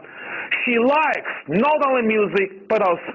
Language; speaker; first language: English; non-native, fluent; Chinese